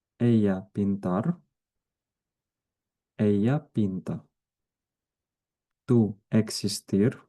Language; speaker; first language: Spanish; non-native, fluent; Ukrainian